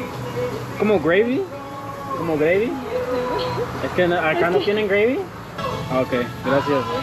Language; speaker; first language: Spanish; non-native, learner; English